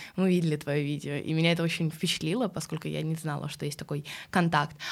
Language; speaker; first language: Russian; early bilingual, other home language; Swedish